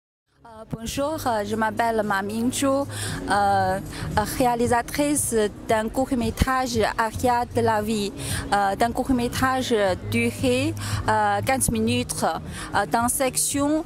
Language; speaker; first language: French; non-native, learner; Chinese